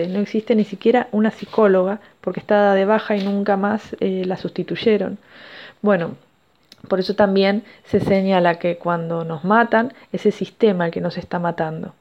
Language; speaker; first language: Spanish; native; Spanish